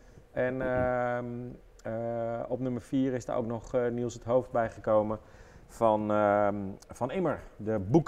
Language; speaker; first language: Dutch; native; Dutch